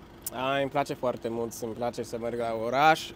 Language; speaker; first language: Romanian; non-native, learner; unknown